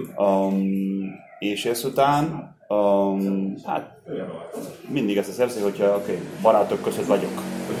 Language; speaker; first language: Hungarian; non-native, learner; Spanish